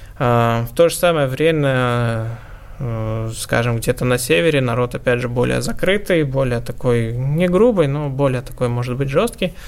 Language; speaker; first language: Russian; native; Russian